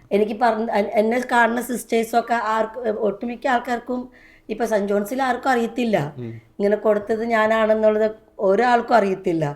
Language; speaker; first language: Malayalam; native; Malayalam